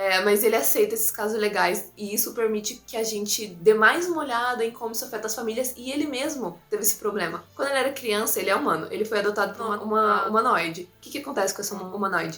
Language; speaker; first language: Portuguese; native; Portuguese